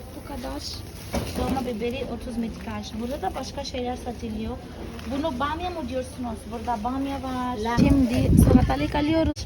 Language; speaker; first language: Turkish; non-native, fluent; Portuguese